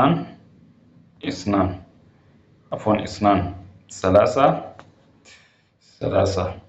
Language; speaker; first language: Arabic; non-native, fluent; Hausa